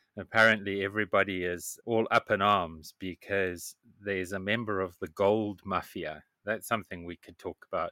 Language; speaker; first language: English; native; English